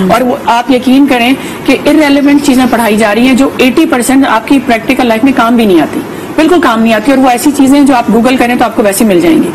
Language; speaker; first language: Urdu; native; Urdu